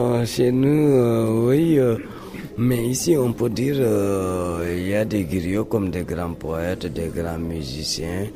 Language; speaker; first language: French; non-native, local second language; Mandingo